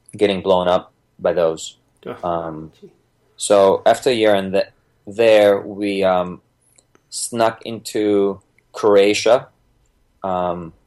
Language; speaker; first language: English; early bilingual, other home language; Bosnian